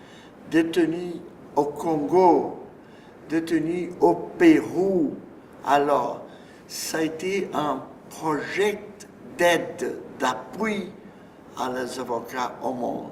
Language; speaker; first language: French; non-native, fluent; Portuguese